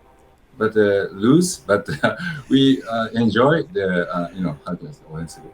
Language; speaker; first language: English; non-native, learner; Japanese